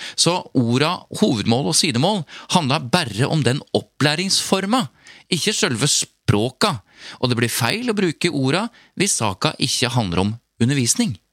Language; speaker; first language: Norwegian; native; Norwegian